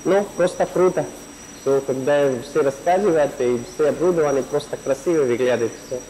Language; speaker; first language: Russian; non-native, learner; Hindi